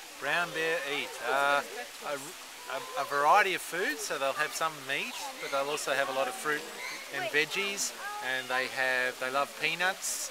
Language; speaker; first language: English; native; English